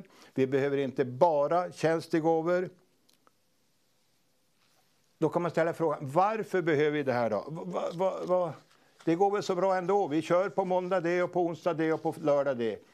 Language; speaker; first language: Swedish; native; Swedish